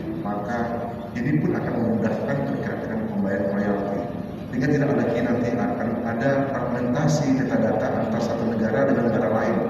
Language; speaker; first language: Indonesian; native; Indonesian